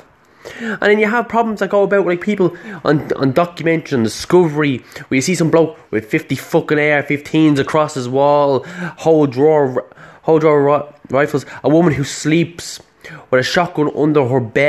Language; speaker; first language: English; native; English